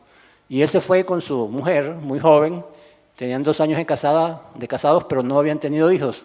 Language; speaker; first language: Spanish; native; Spanish